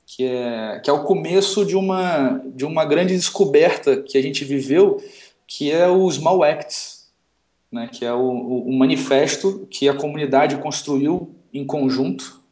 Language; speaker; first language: Portuguese; native; Portuguese